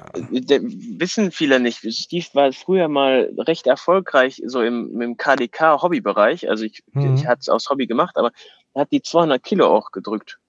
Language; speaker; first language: German; native; German